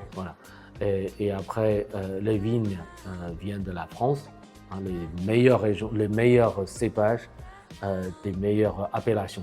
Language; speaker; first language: French; non-native, fluent; Chinese